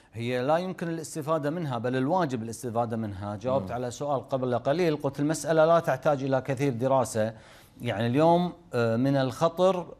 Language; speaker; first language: Arabic; native; Arabic